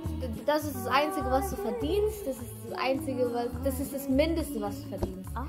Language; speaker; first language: German; early bilingual, other home language; Sinhala